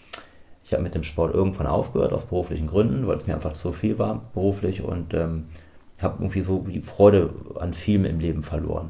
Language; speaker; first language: German; native; German